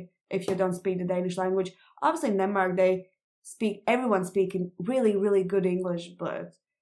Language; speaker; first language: English; non-native, fluent; Latvian